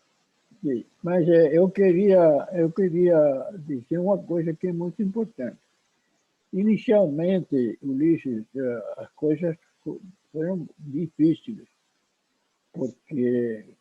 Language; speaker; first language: Portuguese; non-native, fluent; Spanish